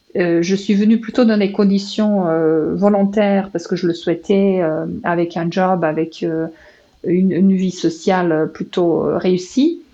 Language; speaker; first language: French; non-native, fluent; Serbian